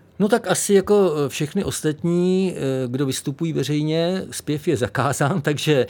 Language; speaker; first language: Czech; native; Czech